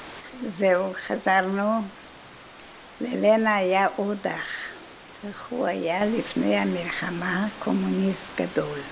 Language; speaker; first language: Hebrew; non-native, fluent; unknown